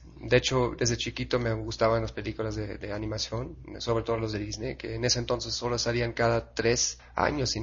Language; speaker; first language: Spanish; non-native, fluent; German